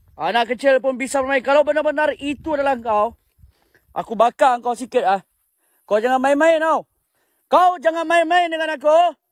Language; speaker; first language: Malay; native; Malay